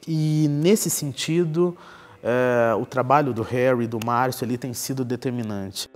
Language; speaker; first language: Portuguese; native; Portuguese